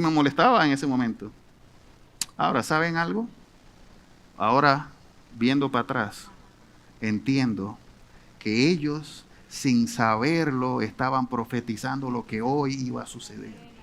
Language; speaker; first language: Spanish; native; Spanish